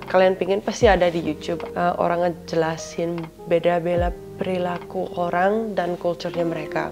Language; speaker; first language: Indonesian; early bilingual, other home language; Dutch